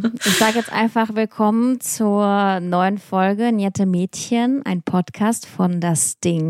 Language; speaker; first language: German; early bilingual, other home language; Russian